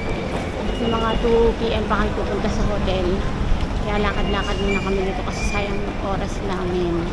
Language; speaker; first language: Filipino; native; Filipino